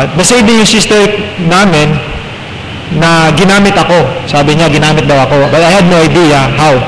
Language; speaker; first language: Filipino; non-native, local second language; Cebuano